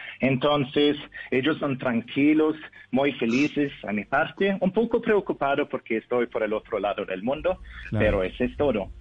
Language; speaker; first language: Spanish; non-native, learner; Norwegian